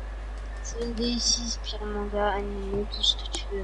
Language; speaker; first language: French; native; French